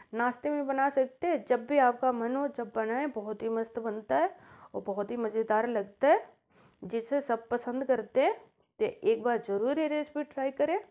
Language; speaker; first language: Hindi; native; Hindi